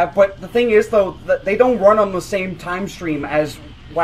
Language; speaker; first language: English; native; English